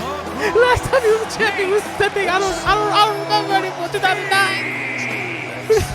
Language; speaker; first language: English; native; English